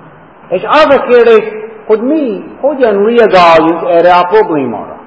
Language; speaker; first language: Hungarian; non-native, fluent; English